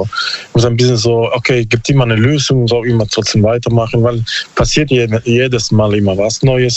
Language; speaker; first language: German; non-native, learner; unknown